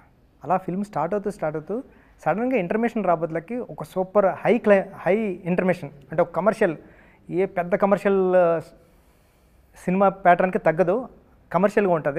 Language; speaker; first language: Telugu; native; Telugu